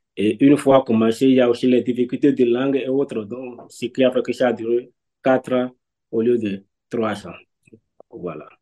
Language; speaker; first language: French; non-native, local second language; Fon